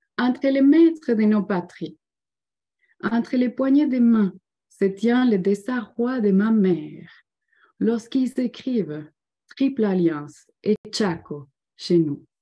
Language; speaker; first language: French; non-native, fluent; Spanish